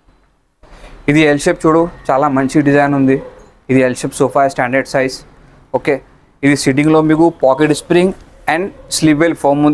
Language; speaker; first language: Telugu; non-native, local second language; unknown